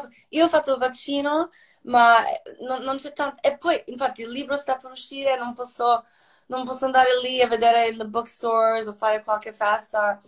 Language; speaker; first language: Italian; non-native, fluent; Croatian